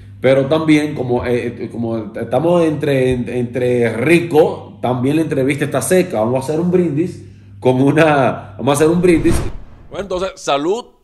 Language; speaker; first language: Spanish; native; Spanish